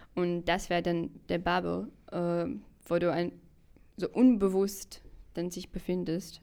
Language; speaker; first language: German; non-native, fluent; Russian